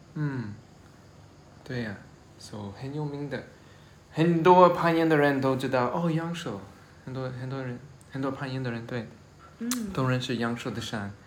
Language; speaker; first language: Chinese; non-native, learner; English